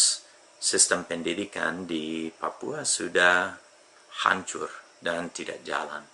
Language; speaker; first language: Indonesian; non-native, fluent; English